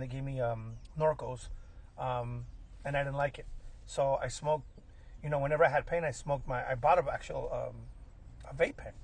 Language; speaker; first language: English; early bilingual, other home language; Spanish